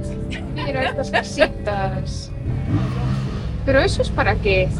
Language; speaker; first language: Spanish; non-native, fluent; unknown